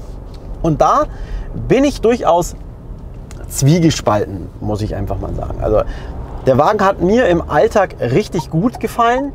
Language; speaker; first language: German; native; German